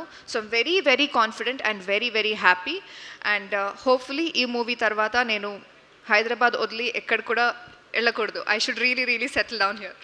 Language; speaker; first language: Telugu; non-native, local second language; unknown